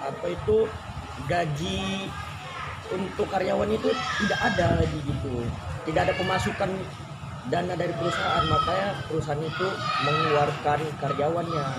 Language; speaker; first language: Indonesian; native; Indonesian